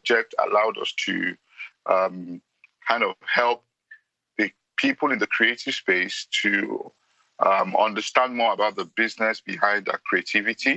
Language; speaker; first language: English; non-native, local second language; Yoruba